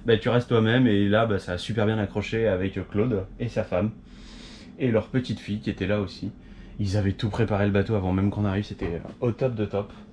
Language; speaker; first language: French; native; French